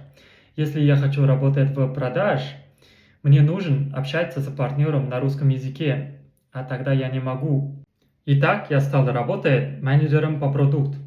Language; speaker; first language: Russian; non-native, learner; Kazakh